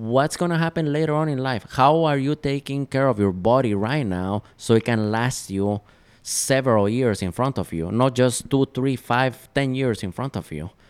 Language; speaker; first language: English; non-native, fluent; Spanish